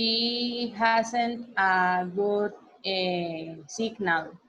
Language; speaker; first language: English; non-native, learner; Spanish